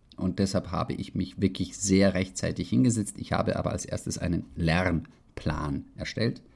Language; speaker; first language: German; early bilingual, heritage; Italian